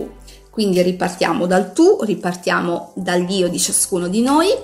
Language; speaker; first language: Italian; native; Italian